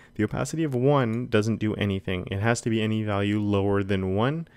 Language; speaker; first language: English; native; English